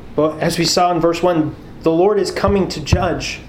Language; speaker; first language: English; native; English